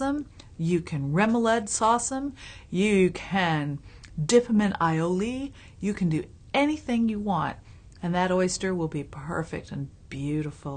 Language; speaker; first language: English; native; English